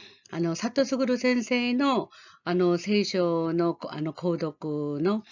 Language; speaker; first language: Japanese; non-native, fluent; Korean